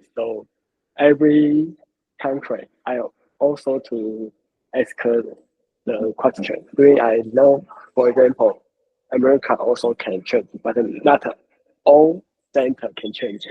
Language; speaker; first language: English; non-native, learner; Chinese